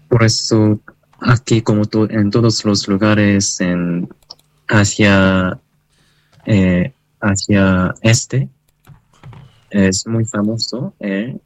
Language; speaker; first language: Spanish; non-native, learner; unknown